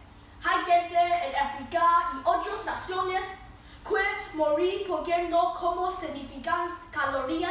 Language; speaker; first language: Spanish; non-native, learner; English